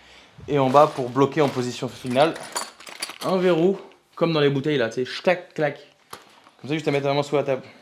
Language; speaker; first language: French; native; French